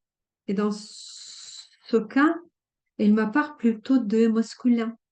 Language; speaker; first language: French; non-native, fluent; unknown